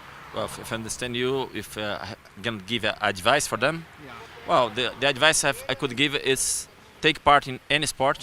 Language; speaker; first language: English; non-native, learner; Portuguese